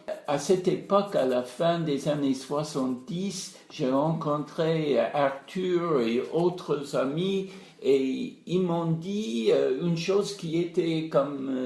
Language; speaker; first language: French; non-native, fluent; English